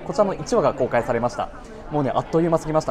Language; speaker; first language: Japanese; native; Japanese